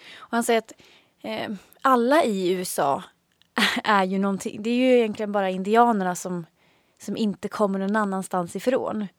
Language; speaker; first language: Swedish; native; Swedish